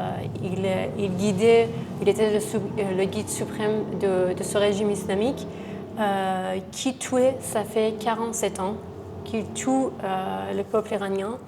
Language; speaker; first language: French; non-native, fluent; Persian